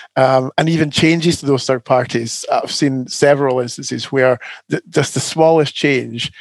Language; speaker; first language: English; native; English